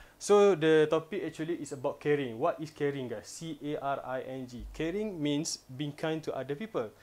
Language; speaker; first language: English; non-native, local second language; Malay